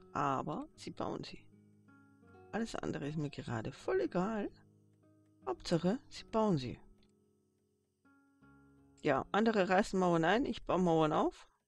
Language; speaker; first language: German; native; German